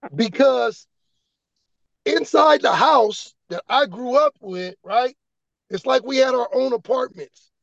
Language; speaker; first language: English; native; English